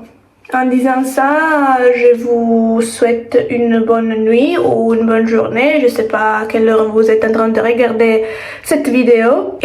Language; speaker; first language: French; non-native, fluent; Italian